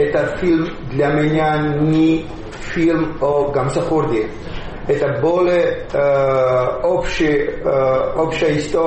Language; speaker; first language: Russian; non-native, fluent; Georgian